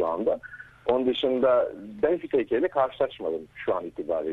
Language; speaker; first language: Turkish; native; Turkish